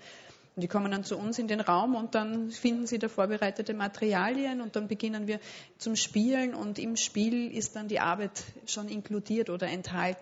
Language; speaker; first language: German; native; German